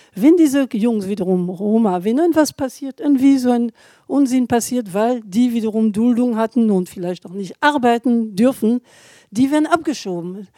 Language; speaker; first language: German; non-native, fluent; French